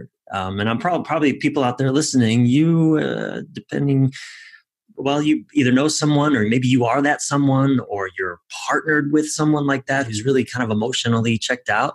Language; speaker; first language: English; native; English